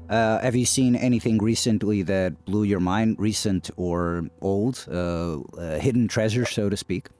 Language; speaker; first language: English; non-native, fluent; Portuguese